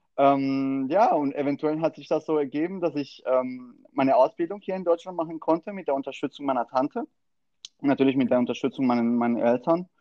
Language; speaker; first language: German; non-native, fluent; Spanish